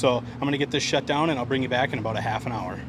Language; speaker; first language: English; native; English